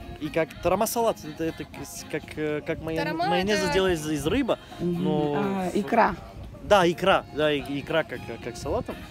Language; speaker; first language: Russian; non-native, learner; Bulgarian